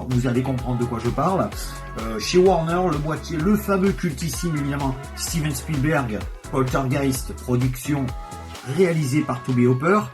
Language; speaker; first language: French; native; French